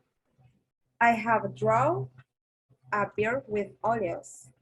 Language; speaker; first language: English; non-native, learner; Spanish